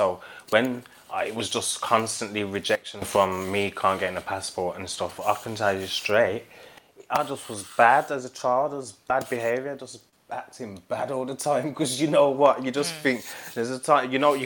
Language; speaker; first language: English; native; English